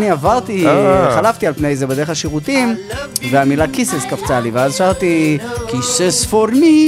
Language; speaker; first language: Hebrew; native; Hebrew